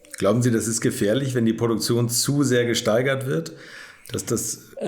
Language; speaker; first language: German; native; German